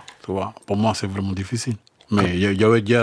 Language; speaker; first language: French; non-native, fluent; Spanish